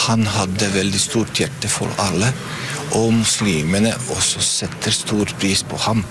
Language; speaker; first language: Norwegian; non-native, learner; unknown